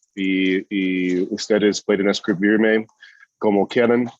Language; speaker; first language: Spanish; non-native, fluent; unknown